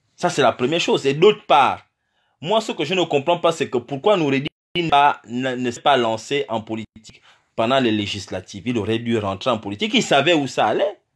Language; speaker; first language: French; non-native, local second language; Fang